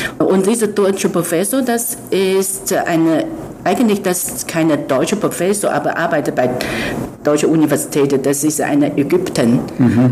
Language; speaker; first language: German; non-native, fluent; Chinese